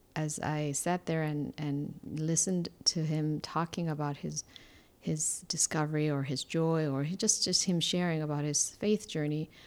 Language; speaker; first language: English; non-native, fluent; Korean